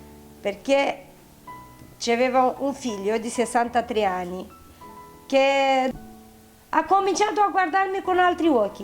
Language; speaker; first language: Italian; non-native, fluent; Romanian